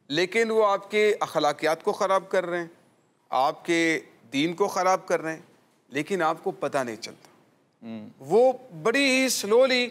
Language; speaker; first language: Urdu; native; Urdu